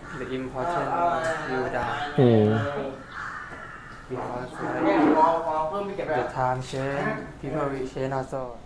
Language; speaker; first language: English; non-native, learner; Thai